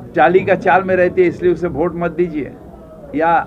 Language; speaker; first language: Hindi; non-native, local second language; Bangla